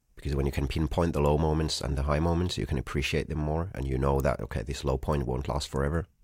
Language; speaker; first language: English; non-native, fluent; Finnish